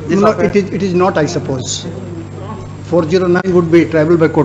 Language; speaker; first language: English; non-native, local second language; Hindi